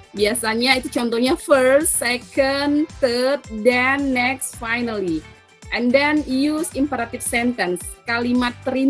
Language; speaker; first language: English; non-native, learner; Indonesian